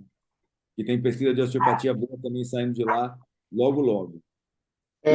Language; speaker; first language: Portuguese; native; Portuguese